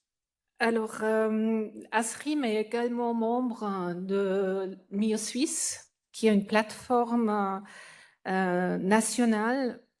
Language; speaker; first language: French; non-native, fluent; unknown